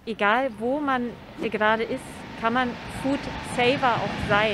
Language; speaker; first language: German; native; German